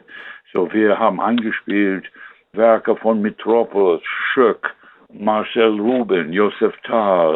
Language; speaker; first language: German; non-native, fluent; English